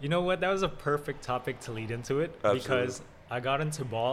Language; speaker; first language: English; early bilingual, other home language; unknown